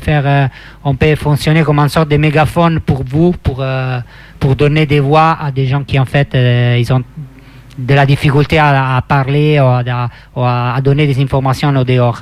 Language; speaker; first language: French; non-native, fluent; Italian